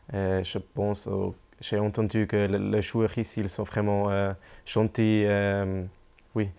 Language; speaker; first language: French; non-native, local second language; German